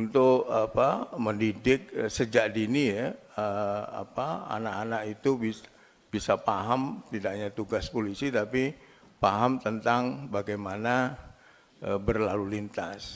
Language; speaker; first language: Indonesian; native; Indonesian